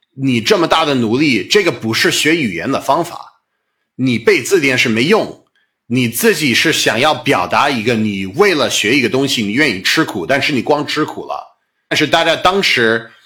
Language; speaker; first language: Chinese; non-native, fluent; English